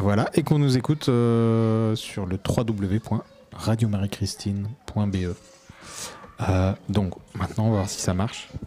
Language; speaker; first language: French; native; French